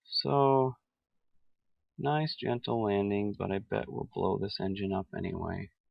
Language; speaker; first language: English; native; English